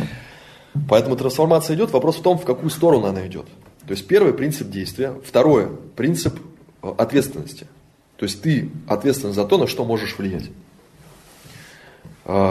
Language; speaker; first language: Russian; native; Russian